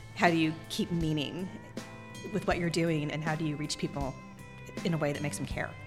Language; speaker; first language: English; native; English